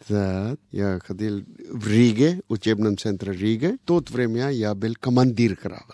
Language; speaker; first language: Russian; non-native, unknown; Punjabi